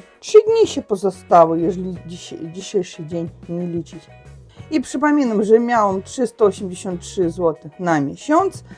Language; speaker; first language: Polish; non-native, learner; Russian